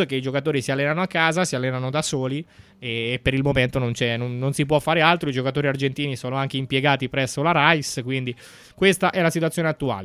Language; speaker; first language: Italian; native; Italian